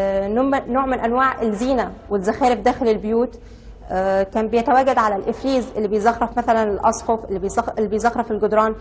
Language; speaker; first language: Arabic; native; Arabic